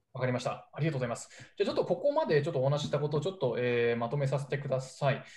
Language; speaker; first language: Japanese; native; Japanese